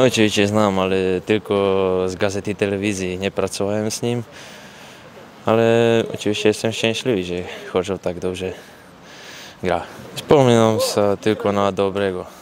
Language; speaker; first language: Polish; non-native, learner; Slovak